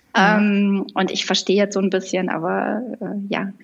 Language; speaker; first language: German; native; German